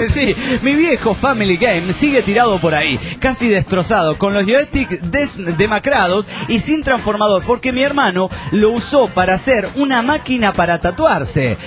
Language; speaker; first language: Spanish; native; Spanish